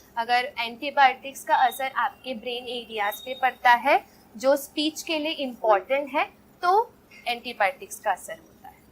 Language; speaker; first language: Hindi; non-native, local second language; Marathi